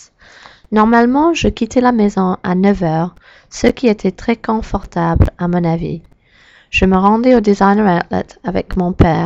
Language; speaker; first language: French; non-native, learner; English